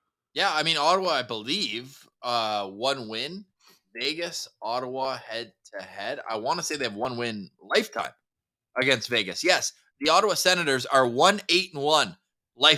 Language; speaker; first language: English; native; English